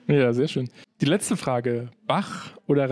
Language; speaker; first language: German; native; German